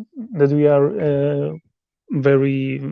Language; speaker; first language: English; non-native, learner; Polish